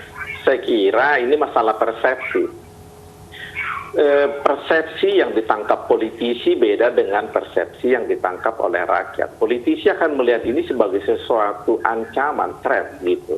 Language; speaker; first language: Indonesian; native; Indonesian